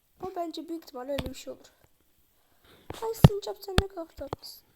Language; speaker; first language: Turkish; native; Turkish